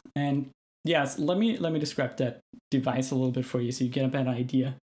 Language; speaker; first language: English; non-native, fluent; German